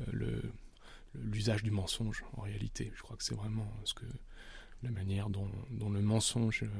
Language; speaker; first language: French; native; French